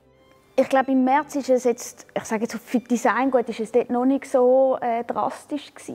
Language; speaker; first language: German; native; German